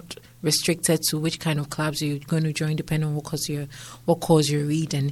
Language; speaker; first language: English; non-native, local second language; Akan